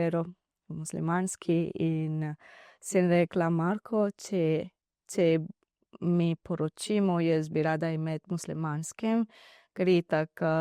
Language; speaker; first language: Slovenian; non-native, learner; Divehi